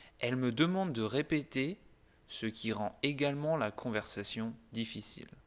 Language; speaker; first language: French; native; French